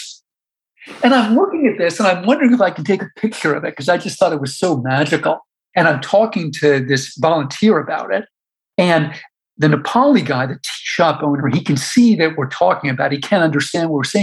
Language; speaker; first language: English; native; English